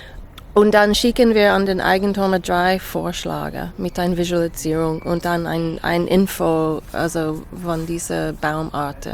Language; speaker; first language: German; non-native, fluent; English